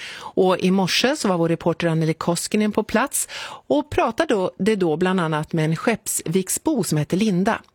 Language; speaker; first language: Swedish; native; Swedish